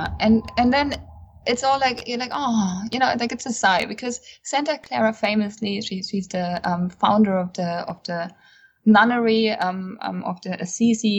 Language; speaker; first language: English; non-native, fluent; German